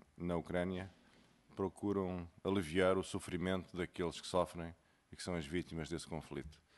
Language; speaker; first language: Portuguese; native; Portuguese